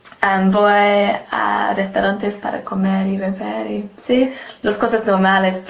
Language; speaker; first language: Spanish; non-native, learner; English